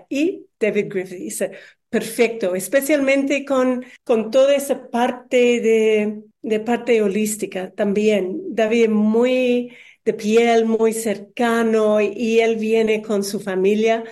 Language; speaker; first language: Spanish; non-native, fluent; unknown